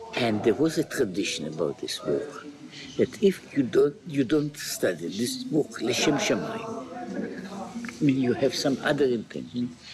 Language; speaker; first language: English; non-native, fluent; Hebrew